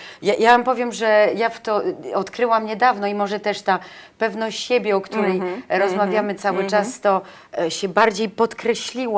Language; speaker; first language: Polish; early bilingual, heritage; Polish